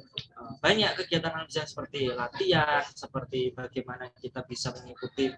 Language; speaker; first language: Indonesian; native; Indonesian